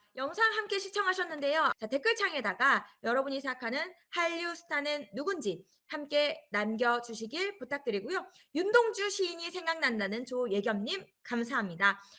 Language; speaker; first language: Korean; native; Korean